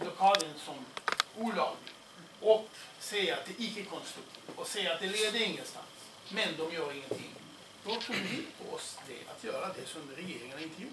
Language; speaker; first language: Swedish; non-native, fluent; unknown